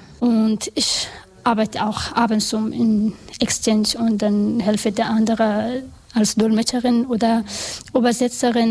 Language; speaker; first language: German; non-native, learner; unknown